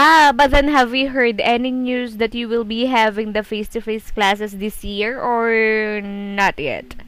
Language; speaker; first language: English; non-native, fluent; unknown